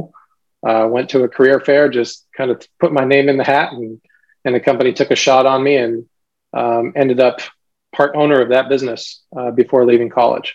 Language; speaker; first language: English; native; English